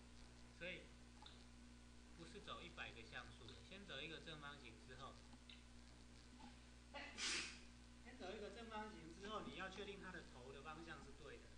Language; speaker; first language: Chinese; native; Chinese